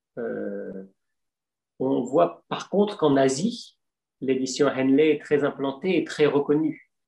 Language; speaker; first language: French; native; French